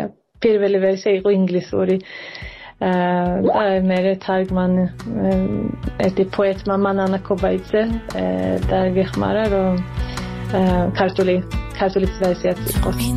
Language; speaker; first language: Georgian; early bilingual, heritage; Swedish